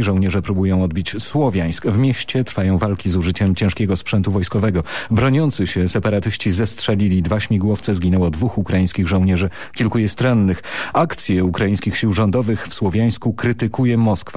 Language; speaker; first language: Polish; native; Polish